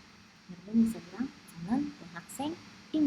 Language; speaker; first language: Korean; non-native, fluent; Indonesian